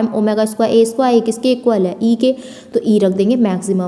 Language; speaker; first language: Hindi; native; Hindi